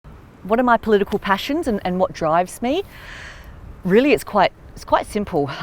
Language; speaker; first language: English; native; English